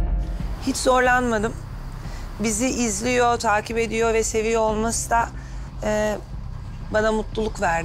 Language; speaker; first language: Turkish; native; Turkish